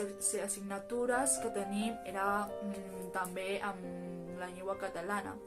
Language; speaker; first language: Catalan; early bilingual, other home language; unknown